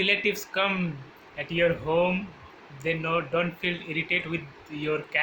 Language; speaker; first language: English; non-native, learner; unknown